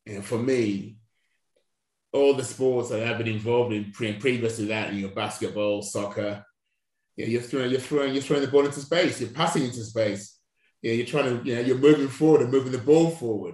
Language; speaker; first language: English; non-native, local second language; Yoruba